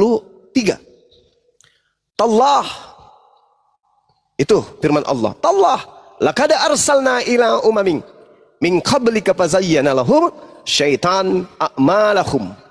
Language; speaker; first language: Indonesian; native; Indonesian